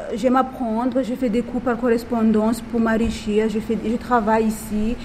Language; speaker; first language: French; non-native, local second language; Malagasy